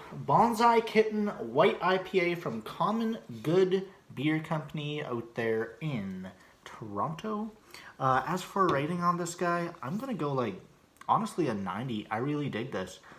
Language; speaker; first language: English; native; English